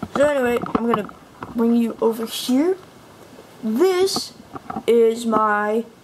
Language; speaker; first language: English; native; English